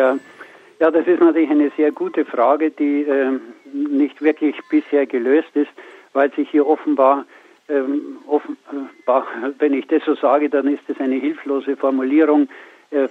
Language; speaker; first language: German; native; German